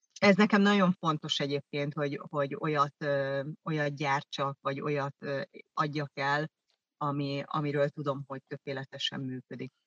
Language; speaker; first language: Hungarian; early bilingual, other home language; German